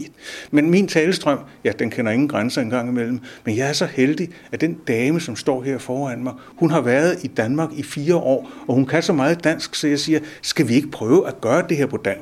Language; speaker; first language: Danish; native; Danish